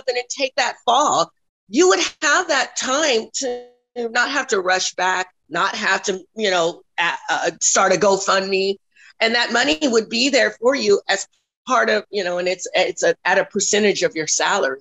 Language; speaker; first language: English; native; English